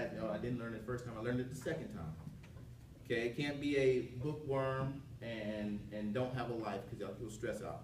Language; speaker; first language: English; native; English